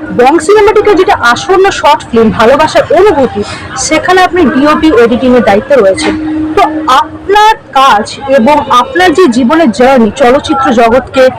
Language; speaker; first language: Bangla; native; Bangla